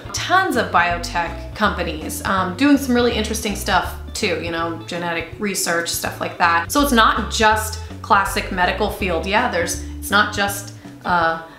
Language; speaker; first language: English; native; English